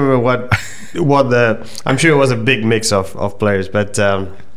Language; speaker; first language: English; non-native, fluent; Spanish